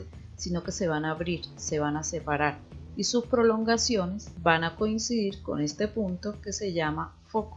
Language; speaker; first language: Spanish; native; Spanish